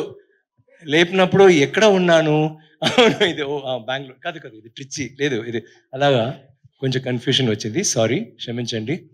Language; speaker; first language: Telugu; non-native, learner; Tamil